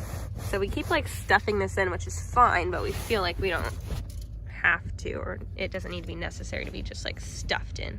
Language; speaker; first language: English; native; English